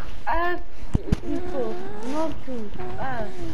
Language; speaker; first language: French; non-native, local second language; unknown